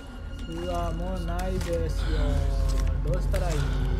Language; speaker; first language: Japanese; non-native, fluent; Indonesian